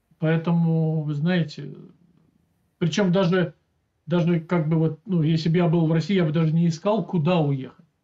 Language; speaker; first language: Russian; native; Russian